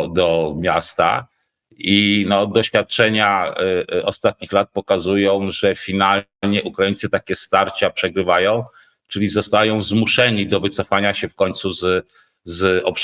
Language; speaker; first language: Polish; native; Polish